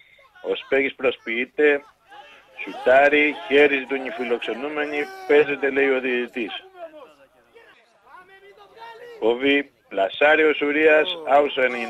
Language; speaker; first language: Greek; native; Greek